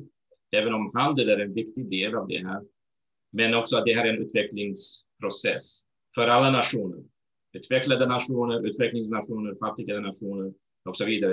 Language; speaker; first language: Swedish; non-native, fluent; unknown